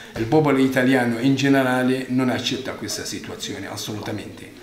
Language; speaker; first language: Italian; non-native, fluent; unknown